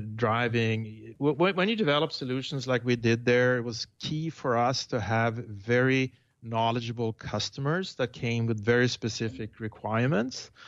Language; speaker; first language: English; non-native, fluent; Swedish